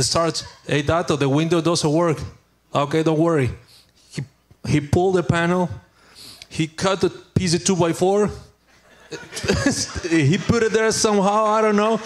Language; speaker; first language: English; non-native, learner; Spanish